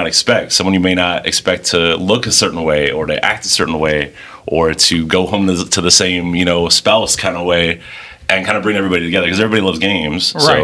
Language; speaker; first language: English; native; English